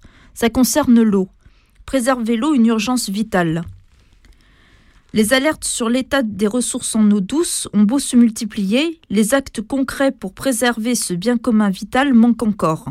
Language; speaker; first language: French; native; French